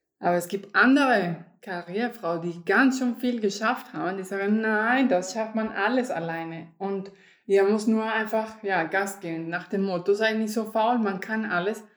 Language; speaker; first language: German; non-native, fluent; Spanish